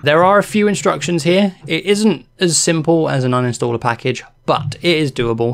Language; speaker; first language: English; native; English